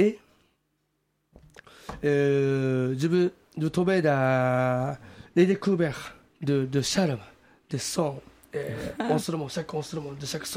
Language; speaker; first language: French; non-native, learner; Japanese